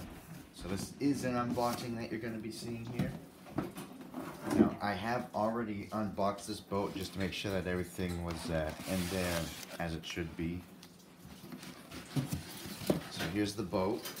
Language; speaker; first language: English; native; English